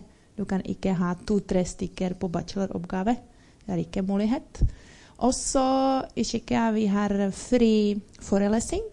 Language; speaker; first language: Norwegian; non-native, learner; Czech